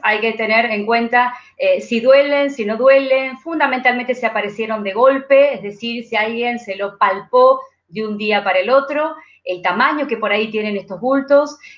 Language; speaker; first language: Spanish; native; Spanish